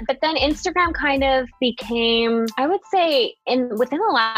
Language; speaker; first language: English; native; English